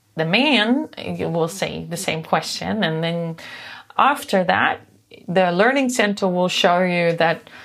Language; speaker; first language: English; non-native, fluent; Dutch